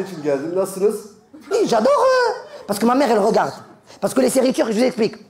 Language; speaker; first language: French; native; French